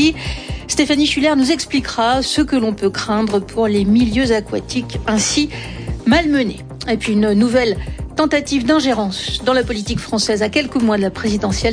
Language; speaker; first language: French; native; French